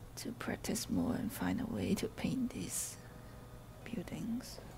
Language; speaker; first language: English; non-native, local second language; Cantonese